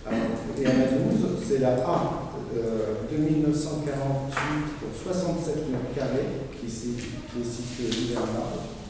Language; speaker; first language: French; native; French